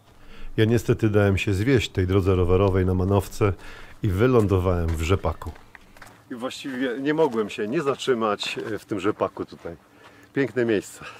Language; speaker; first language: Polish; native; Polish